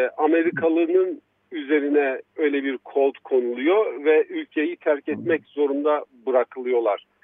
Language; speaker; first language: Turkish; native; Turkish